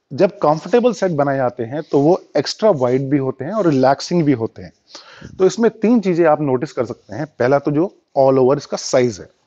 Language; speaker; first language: Hindi; native; Hindi